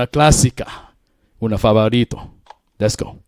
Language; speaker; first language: Spanish; non-native, learner; English